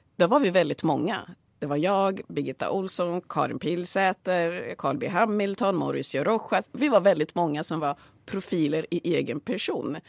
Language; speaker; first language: Swedish; early bilingual, other home language; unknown